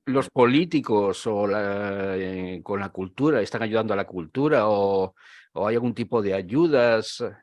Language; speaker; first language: Spanish; native; Spanish